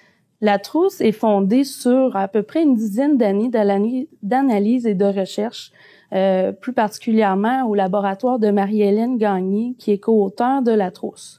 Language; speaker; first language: French; native; French